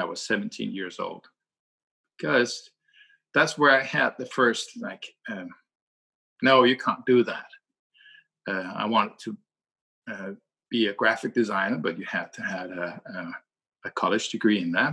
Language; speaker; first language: English; non-native, fluent; Danish